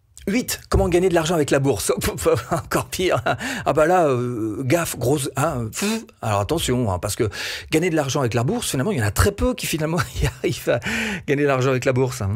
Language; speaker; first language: French; native; French